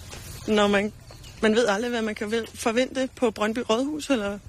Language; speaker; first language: Danish; native; Danish